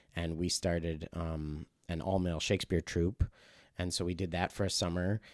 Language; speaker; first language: English; native; English